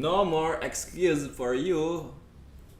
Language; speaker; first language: English; non-native, fluent; Indonesian